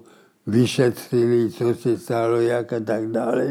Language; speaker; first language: Czech; early bilingual, heritage; Czech